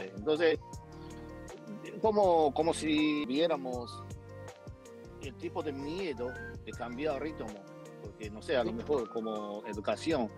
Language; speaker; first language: Spanish; non-native, fluent; Japanese